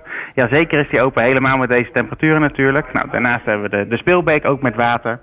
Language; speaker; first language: Dutch; native; Dutch